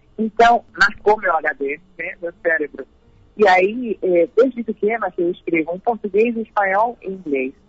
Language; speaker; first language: Portuguese; early bilingual, heritage; Spanish